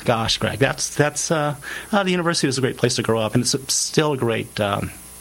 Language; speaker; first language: English; native; English